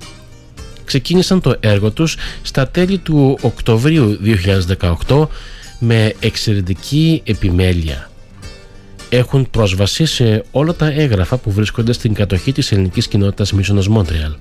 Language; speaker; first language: Greek; native; Greek